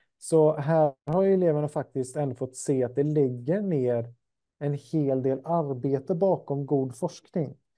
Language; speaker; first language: Swedish; native; Swedish